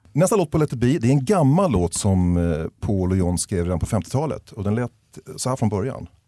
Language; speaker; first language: Swedish; native; Swedish